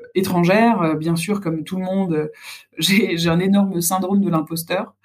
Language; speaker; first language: French; native; French